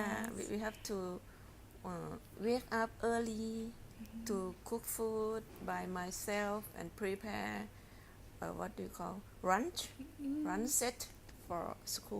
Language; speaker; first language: English; non-native, learner; Thai